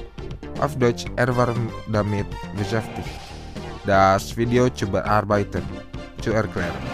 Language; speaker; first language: German; non-native, fluent; Indonesian